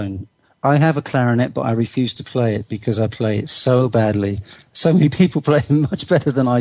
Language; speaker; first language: English; native; English